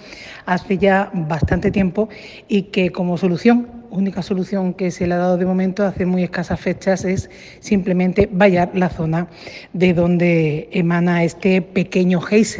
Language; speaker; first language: Spanish; native; Spanish